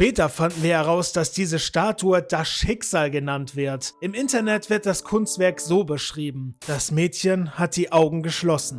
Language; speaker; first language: German; native; German